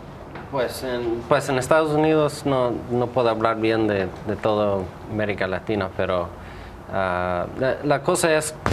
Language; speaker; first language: Spanish; non-native, fluent; English